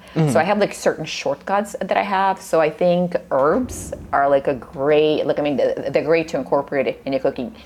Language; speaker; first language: English; early bilingual, other home language; Russian